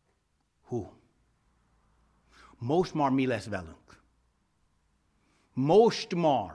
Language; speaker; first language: Hungarian; non-native, fluent; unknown